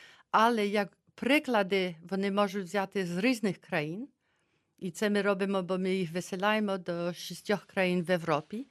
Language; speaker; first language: Ukrainian; early bilingual, heritage; Ukrainian